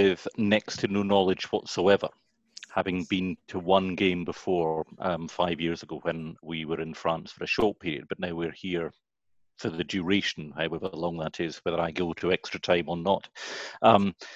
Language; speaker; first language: English; native; English